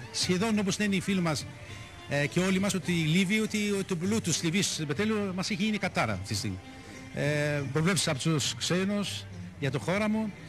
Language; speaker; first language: Greek; non-native, fluent; Arabic